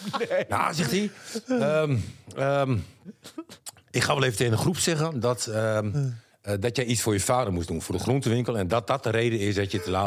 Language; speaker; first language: Dutch; native; Dutch